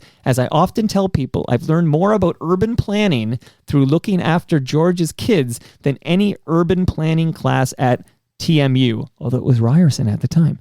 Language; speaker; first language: English; native; English